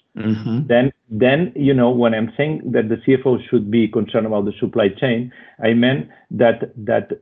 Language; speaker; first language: English; non-native, fluent; Spanish